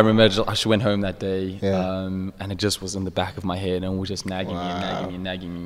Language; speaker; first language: English; native; English